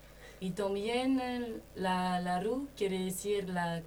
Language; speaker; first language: Spanish; non-native, learner; French